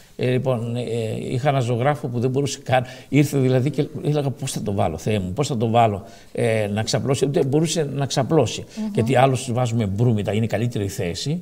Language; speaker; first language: Greek; early bilingual, heritage; Greek